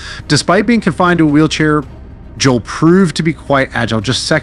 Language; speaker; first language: English; native; English